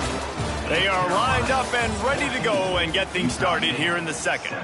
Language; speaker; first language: English; native; English